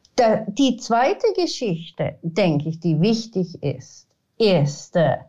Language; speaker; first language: German; non-native, fluent; Italian